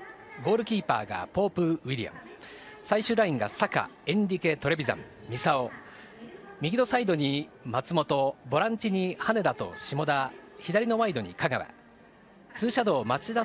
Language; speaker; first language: Japanese; native; Japanese